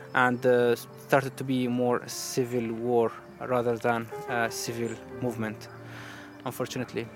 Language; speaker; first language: English; non-native, fluent; Arabic